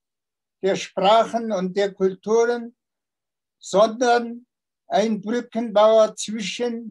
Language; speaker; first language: German; non-native, fluent; Tuvinian